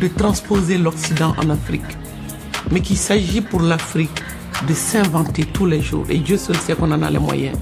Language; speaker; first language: French; non-native, local second language; Bambara